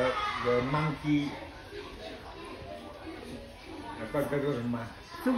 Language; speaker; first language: Chinese; early bilingual, heritage; Chinese